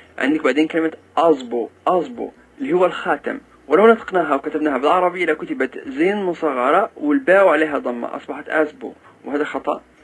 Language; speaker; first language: Arabic; non-native, local second language; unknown